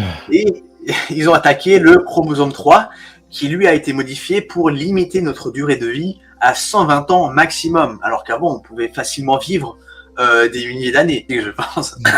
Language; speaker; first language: French; native; French